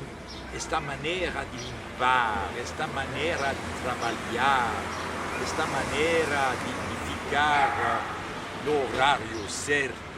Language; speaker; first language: Portuguese; non-native, fluent; French